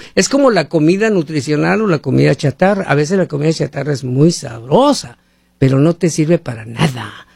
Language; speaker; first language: Spanish; native; Spanish